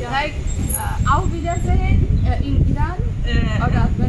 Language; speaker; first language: German; non-native, learner; Bangla